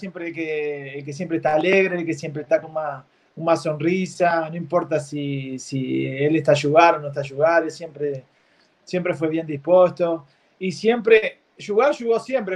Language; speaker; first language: Portuguese; non-native, fluent; Spanish